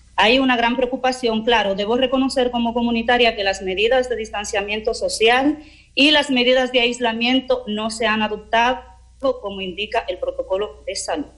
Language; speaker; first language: Spanish; native; Spanish